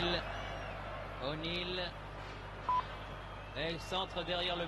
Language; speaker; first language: French; native; French